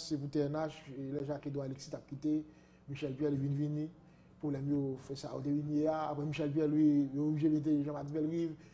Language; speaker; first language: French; non-native, local second language; Haitian Creole